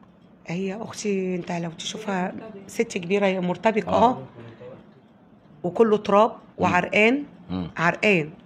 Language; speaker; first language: Arabic; native; Arabic